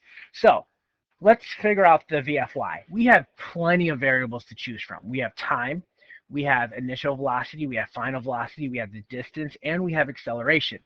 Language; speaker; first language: English; native; English